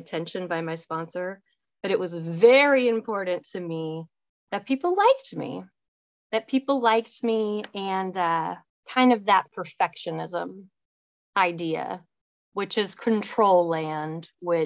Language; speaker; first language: English; native; English